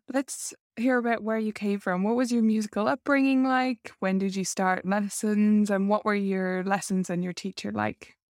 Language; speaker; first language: English; native; English